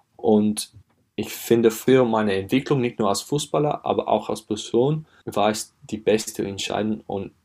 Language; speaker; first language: German; non-native, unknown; English